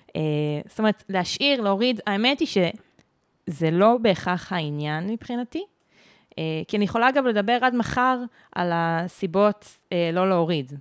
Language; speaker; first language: Hebrew; native; Hebrew